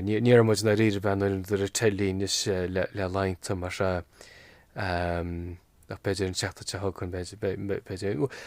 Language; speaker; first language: Irish; native; Irish